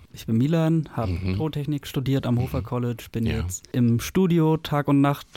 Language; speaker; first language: German; native; German